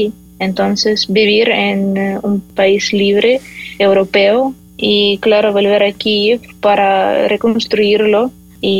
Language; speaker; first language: Spanish; non-native, fluent; Ukrainian